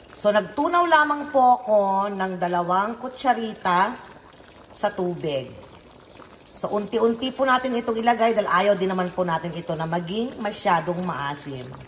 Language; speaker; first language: Filipino; non-native, local second language; Iloko